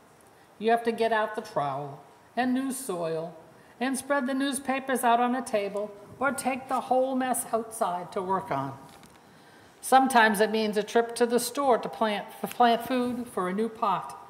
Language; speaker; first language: English; native; English